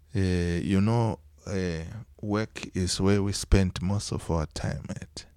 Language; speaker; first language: English; non-native, local second language; Shona